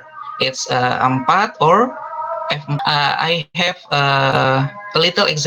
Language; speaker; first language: English; non-native, fluent; Indonesian